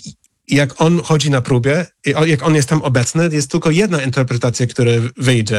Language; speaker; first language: Polish; non-native, fluent; English